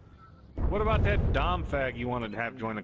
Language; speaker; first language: English; native; English